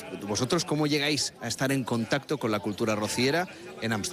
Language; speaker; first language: Spanish; native; Spanish